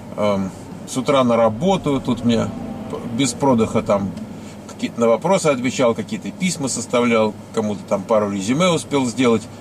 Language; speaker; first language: Russian; native; Russian